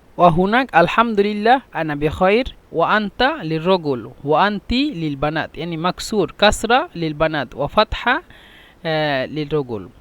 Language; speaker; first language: Egyptian Arabic; non-native, fluent; Bangla